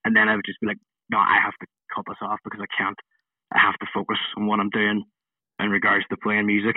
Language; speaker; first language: English; non-native, fluent; Spanish